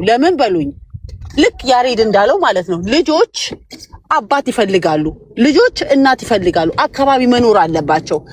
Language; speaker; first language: Amharic; native; Amharic